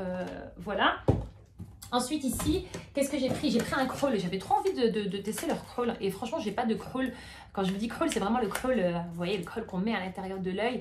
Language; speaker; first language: French; native; French